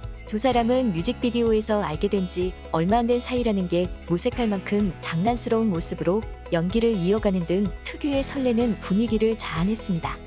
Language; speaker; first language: Korean; native; Korean